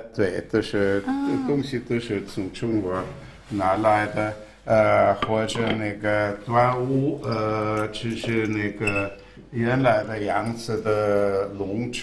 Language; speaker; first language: Chinese; non-native, fluent; German